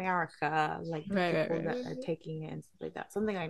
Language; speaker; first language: English; non-native, fluent; Cantonese